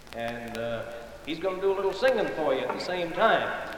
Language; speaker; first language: English; early bilingual, other home language; Ukrainian